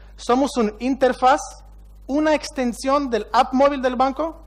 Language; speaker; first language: Spanish; non-native, fluent; Hebrew